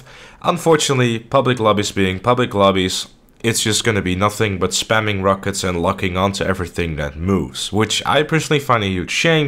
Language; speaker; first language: English; native; English